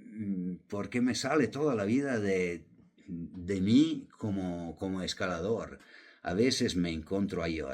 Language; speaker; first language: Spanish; non-native, fluent; Italian